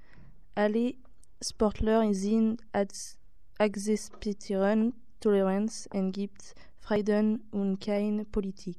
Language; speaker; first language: German; non-native, learner; French